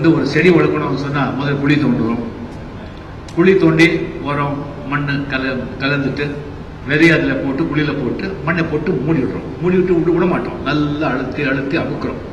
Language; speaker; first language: Tamil; non-native, local second language; Marathi